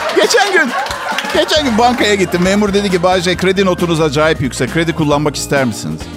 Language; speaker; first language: Turkish; non-native, fluent; Italian